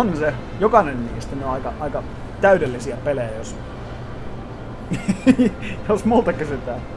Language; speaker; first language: Finnish; native; Finnish